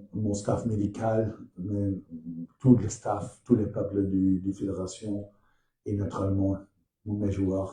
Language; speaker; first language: French; non-native, learner; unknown